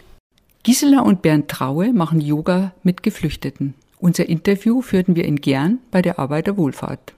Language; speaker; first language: German; native; German